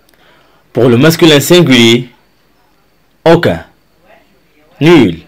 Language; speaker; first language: French; non-native, local second language; Arabic